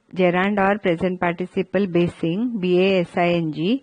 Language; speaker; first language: Hindi; non-native, local second language; Marathi